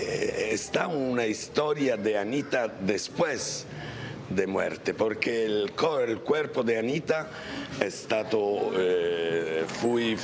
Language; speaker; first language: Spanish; non-native, learner; Italian